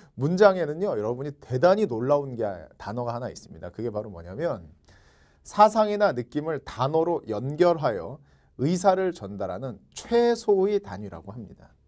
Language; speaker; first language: Korean; native; Korean